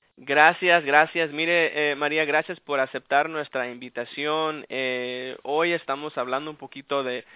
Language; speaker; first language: Spanish; early bilingual, heritage; Spanish